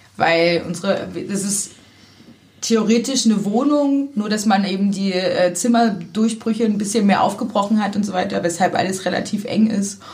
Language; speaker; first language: German; native; German